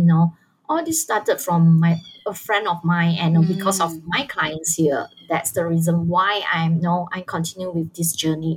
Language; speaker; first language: English; non-native, local second language; Chinese